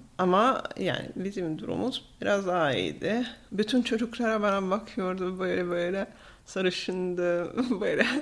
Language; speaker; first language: Turkish; non-native, fluent; Italian